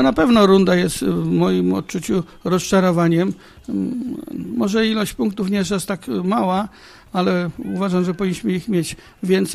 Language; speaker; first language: Polish; native; Polish